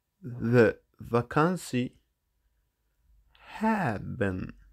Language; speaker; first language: Dutch; non-native, learner; Turkish